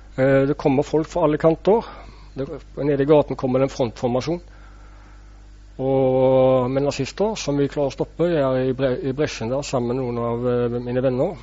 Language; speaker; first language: Norwegian; native; Norwegian